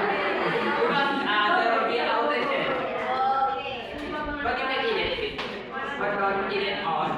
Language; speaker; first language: English; non-native, learner; Indonesian